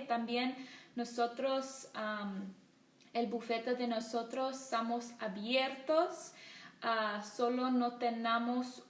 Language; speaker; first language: Spanish; non-native, learner; English